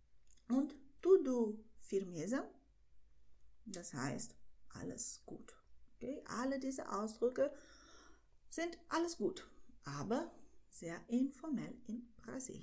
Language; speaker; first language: German; non-native, fluent; Portuguese